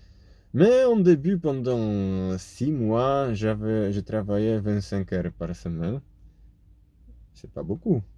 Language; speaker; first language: French; non-native, fluent; Polish